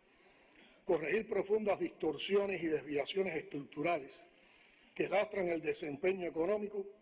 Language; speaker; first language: Spanish; native; Spanish